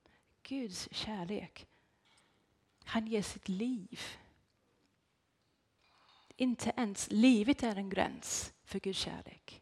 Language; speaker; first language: Swedish; non-native, fluent; English